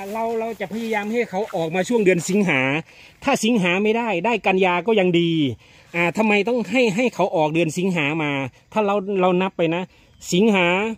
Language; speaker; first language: Thai; native; Thai